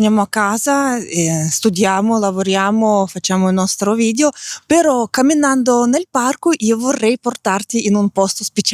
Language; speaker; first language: Italian; non-native, fluent; Russian